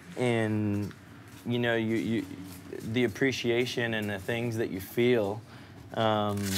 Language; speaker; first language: English; native; English